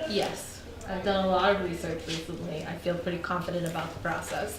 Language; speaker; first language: English; native; English